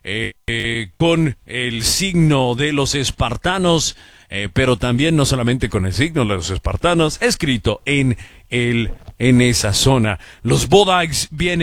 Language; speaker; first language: Spanish; early bilingual, heritage; Spanish